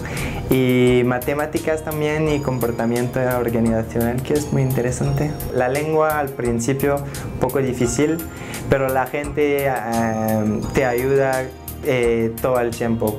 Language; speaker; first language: Spanish; non-native, learner; French